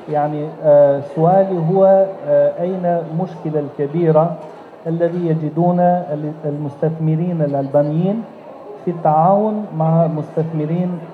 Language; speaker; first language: Arabic; non-native, fluent; Albanian